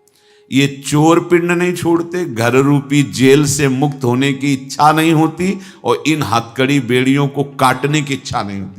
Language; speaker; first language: Hindi; native; Hindi